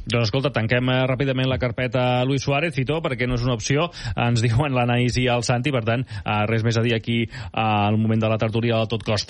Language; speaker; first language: Catalan; native; Catalan